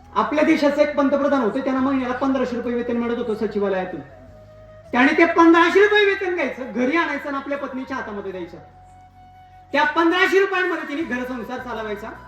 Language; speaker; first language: Marathi; native; Marathi